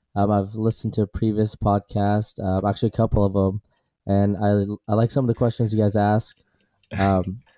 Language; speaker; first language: English; early bilingual, other home language; Assyrian Neo-Aramaic